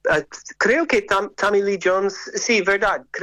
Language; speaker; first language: Spanish; non-native, fluent; English